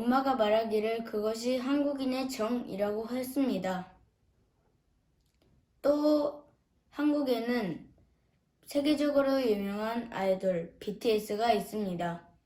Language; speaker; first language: Korean; early bilingual, heritage; Korean